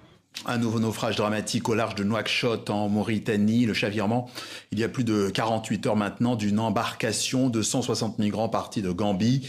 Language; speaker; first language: French; native; French